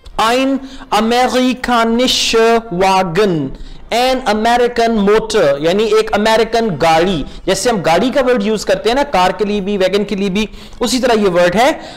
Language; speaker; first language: Urdu; native; Urdu